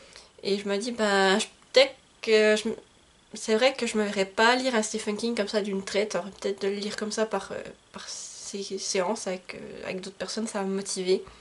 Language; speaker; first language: French; native; French